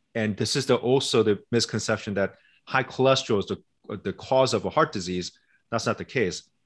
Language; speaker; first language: English; early bilingual, other home language; Korean